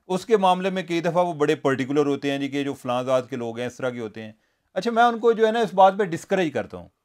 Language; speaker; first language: Urdu; non-native, local second language; Punjabi